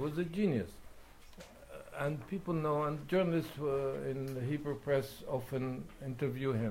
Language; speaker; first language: English; non-native, fluent; Arabic